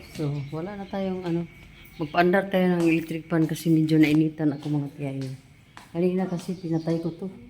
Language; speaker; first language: Filipino; non-native, local second language; Cebuano